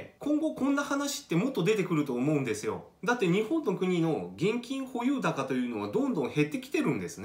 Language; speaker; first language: Japanese; native; Japanese